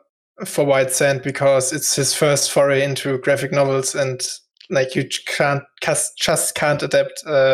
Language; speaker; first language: English; non-native, fluent; German